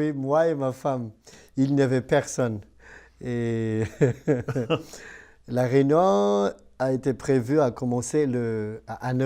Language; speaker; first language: French; non-native, local second language; Malagasy